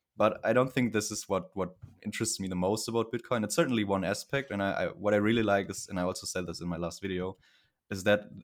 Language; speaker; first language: English; non-native, fluent; German